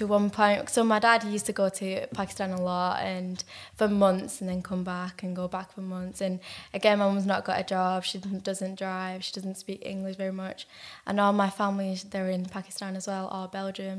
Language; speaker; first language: English; native; English